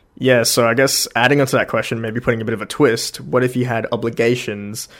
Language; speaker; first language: English; native; English